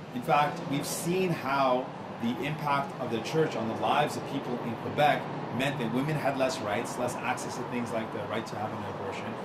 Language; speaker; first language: English; native; English